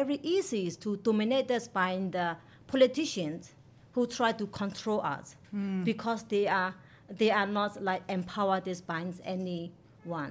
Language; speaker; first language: English; non-native, learner; Burmese